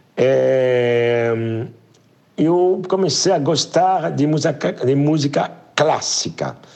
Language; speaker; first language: Portuguese; non-native, fluent; French